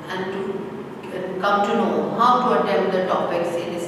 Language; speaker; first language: English; non-native, local second language; Urdu